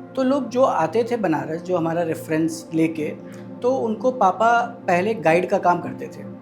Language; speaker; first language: Hindi; non-native, local second language; Tamil